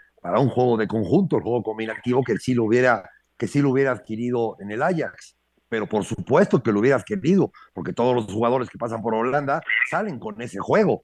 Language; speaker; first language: Spanish; native; Spanish